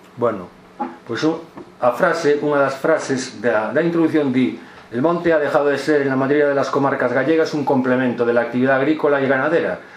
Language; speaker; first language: Spanish; non-native, local second language; Galician